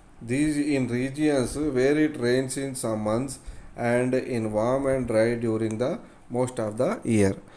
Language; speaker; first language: English; non-native, local second language; Telugu